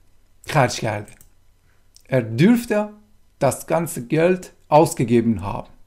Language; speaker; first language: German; non-native, fluent; Persian